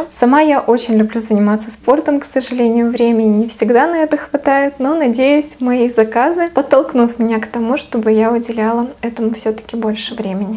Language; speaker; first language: Russian; native; Russian